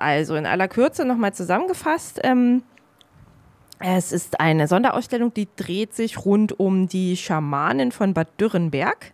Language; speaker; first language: German; native; German